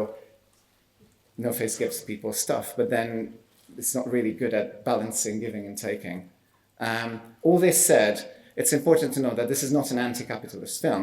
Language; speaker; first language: English; non-native, fluent; Hungarian